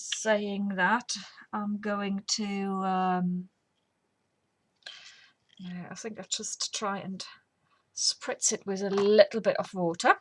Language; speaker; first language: English; native; English